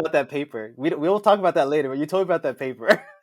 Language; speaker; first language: English; native; English